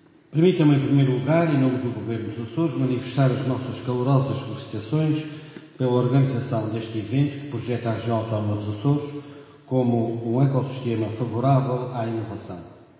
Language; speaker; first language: Portuguese; native; Portuguese